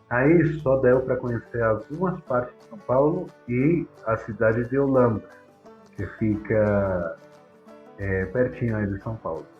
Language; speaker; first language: Portuguese; non-native, fluent; Spanish